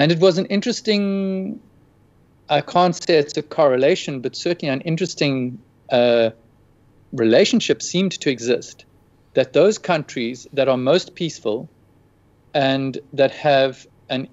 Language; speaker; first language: English; native; English